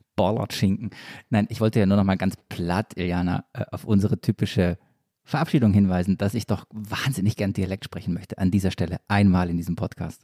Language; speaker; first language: German; native; German